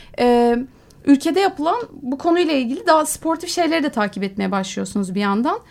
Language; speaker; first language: Turkish; native; Turkish